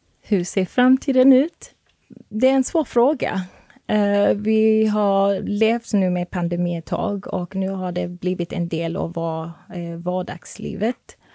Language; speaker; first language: Swedish; non-native, fluent; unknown